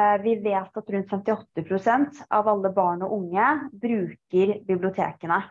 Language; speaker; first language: Norwegian; early bilingual, other home language; Persian